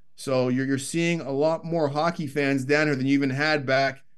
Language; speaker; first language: English; native; English